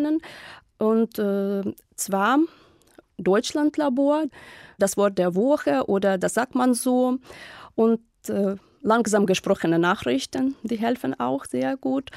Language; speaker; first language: German; non-native, fluent; Ukrainian